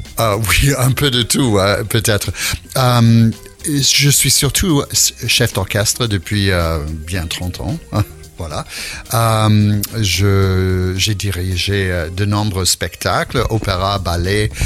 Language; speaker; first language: French; non-native, fluent; English